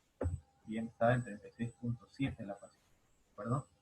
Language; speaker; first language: Spanish; native; Spanish